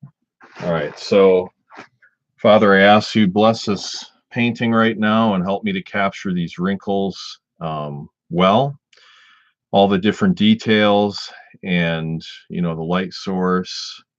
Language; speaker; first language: English; native; English